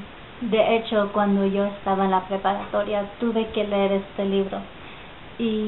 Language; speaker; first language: Spanish; early bilingual, heritage; Spanish